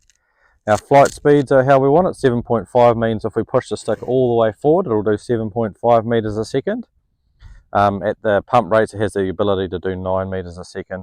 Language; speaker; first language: English; native; English